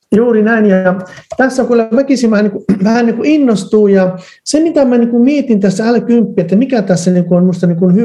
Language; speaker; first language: Finnish; native; Finnish